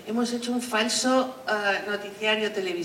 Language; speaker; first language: Spanish; native; Spanish